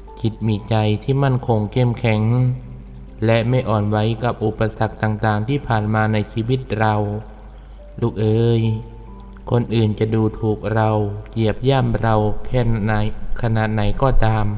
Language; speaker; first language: Thai; native; Thai